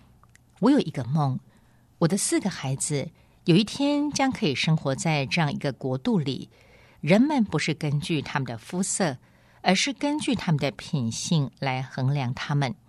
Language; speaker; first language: Chinese; native; Chinese